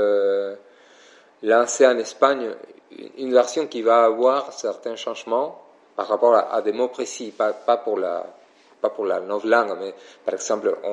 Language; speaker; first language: French; non-native, fluent; Spanish